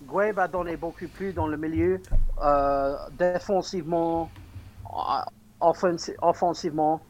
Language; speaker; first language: French; non-native, fluent; English